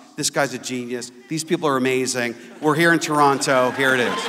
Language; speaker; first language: English; native; English